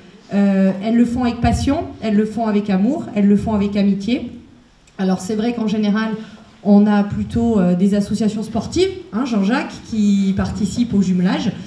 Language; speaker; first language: French; native; French